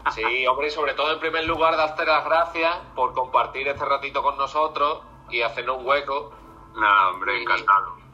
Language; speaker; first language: Spanish; native; Spanish